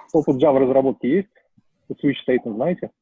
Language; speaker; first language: Russian; native; Russian